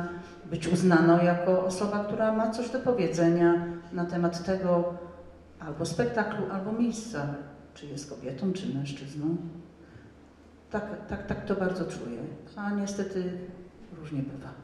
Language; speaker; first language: Polish; non-native, fluent; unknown